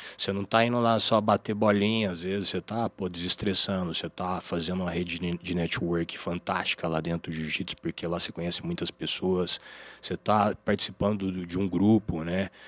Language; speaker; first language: Portuguese; native; Portuguese